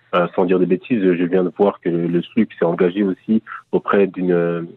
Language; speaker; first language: French; native; French